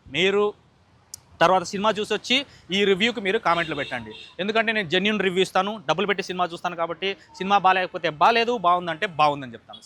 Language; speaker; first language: Telugu; native; Telugu